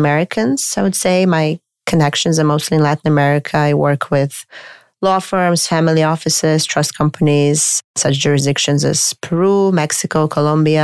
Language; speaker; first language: English; non-native, fluent; Romanian